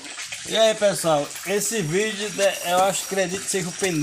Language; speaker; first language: Portuguese; native; Portuguese